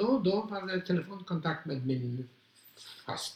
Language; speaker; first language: Swedish; non-native, fluent; Polish